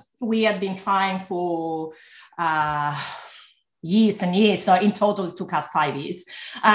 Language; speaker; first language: English; non-native, fluent; Italian